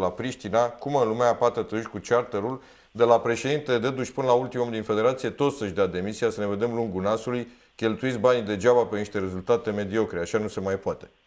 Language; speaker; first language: Romanian; native; Romanian